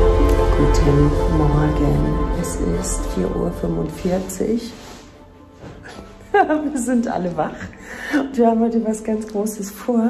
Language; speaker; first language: German; native; German